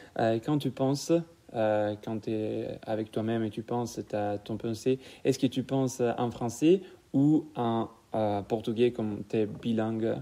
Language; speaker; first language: French; non-native, fluent; Italian